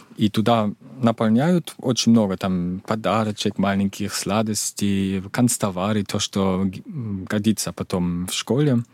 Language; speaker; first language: Russian; non-native, fluent; German